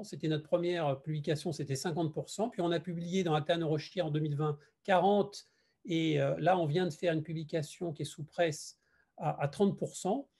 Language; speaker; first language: French; native; French